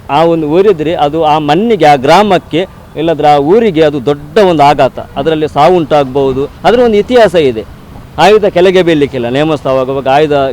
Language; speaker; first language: Kannada; non-native, local second language; Tulu